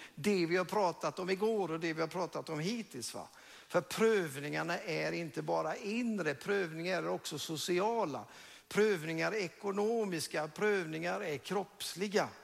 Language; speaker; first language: Swedish; non-native, fluent; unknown